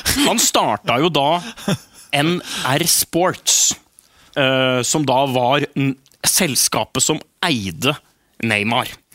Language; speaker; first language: Norwegian; native; Norwegian